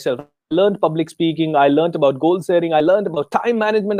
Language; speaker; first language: English; non-native, local second language; Hindi